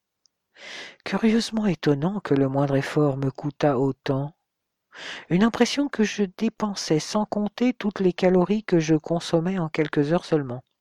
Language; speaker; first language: French; native; French